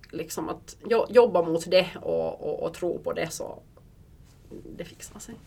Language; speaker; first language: Swedish; early bilingual, heritage; Swedish